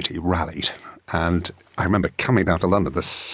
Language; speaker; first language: English; native; English